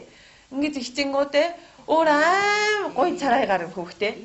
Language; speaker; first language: Mongolian; non-native, learner; Japanese